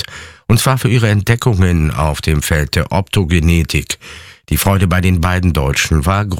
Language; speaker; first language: German; native; German